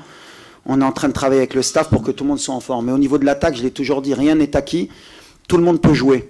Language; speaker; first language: French; native; French